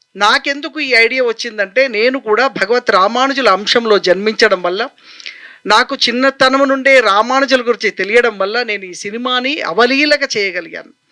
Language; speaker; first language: Telugu; native; Telugu